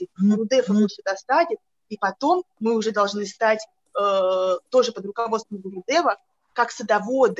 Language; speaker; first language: Russian; native; Russian